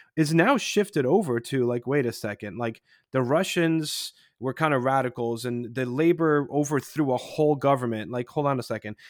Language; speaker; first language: English; non-native, fluent; Polish